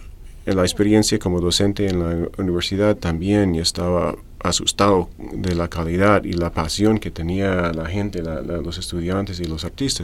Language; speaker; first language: Spanish; non-native, fluent; English